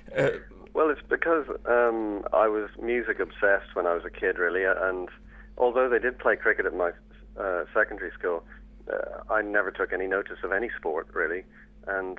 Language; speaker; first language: English; native; English